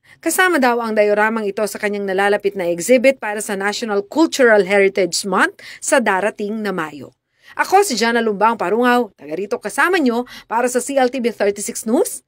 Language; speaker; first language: Filipino; native; Filipino